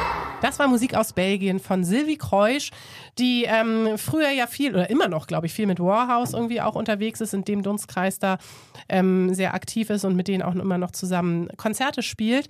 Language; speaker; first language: German; native; German